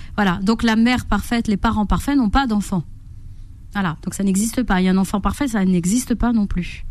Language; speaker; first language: French; native; French